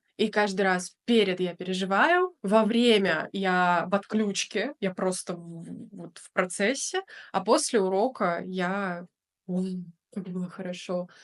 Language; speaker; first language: Russian; native; Russian